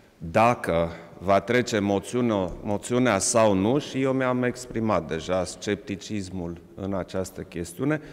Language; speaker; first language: Romanian; non-native, local second language; German